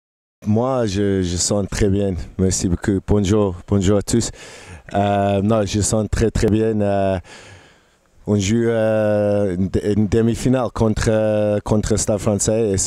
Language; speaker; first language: French; non-native, fluent; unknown